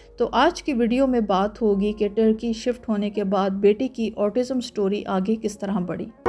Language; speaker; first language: Urdu; native; Urdu